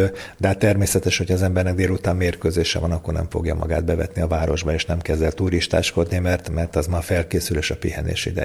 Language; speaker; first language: Hungarian; native; Hungarian